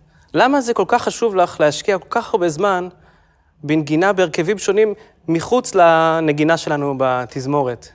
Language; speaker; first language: Hebrew; native; Hebrew